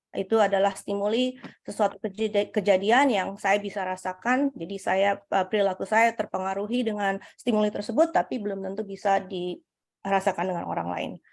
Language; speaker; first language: Indonesian; early bilingual, heritage; Indonesian